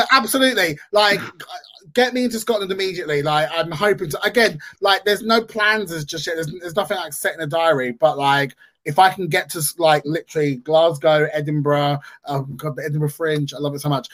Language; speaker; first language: English; native; English